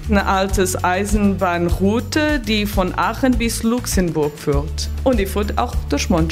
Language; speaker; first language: German; non-native, fluent; Portuguese